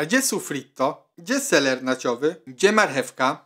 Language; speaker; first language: Polish; non-native, fluent; Italian